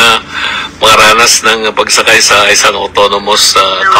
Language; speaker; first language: Filipino; native; Filipino